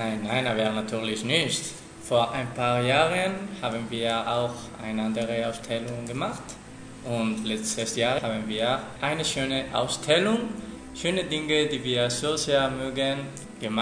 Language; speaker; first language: German; non-native, learner; Spanish